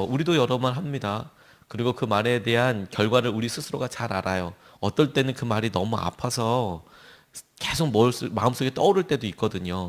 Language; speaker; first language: Korean; native; Korean